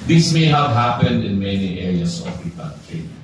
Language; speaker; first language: English; non-native, local second language; Filipino